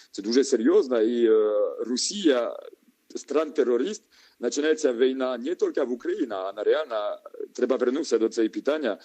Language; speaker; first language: Ukrainian; non-native, learner; French